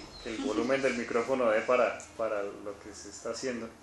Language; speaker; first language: Spanish; native; Spanish